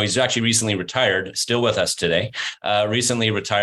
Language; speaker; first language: English; native; English